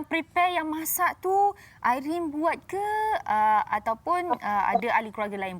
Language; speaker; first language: Malay; non-native, local second language; Chinese